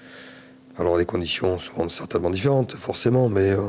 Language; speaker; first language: French; native; French